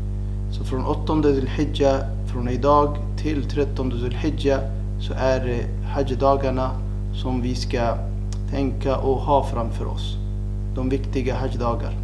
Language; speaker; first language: Swedish; non-native, fluent; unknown